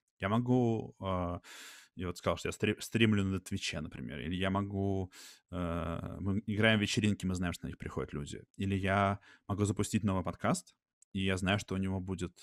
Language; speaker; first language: Russian; native; Russian